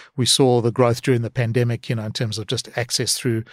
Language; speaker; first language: English; native; English